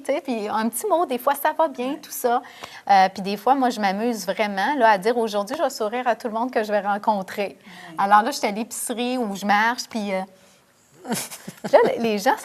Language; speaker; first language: French; native; French